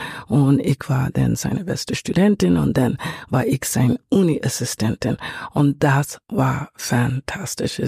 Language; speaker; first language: German; non-native, fluent; English